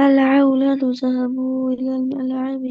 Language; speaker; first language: Arabic; non-native, learner; Bangla